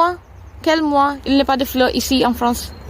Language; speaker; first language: French; non-native, learner; Tamil